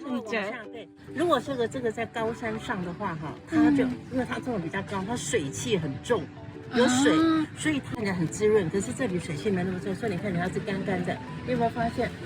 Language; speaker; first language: Chinese; native; Chinese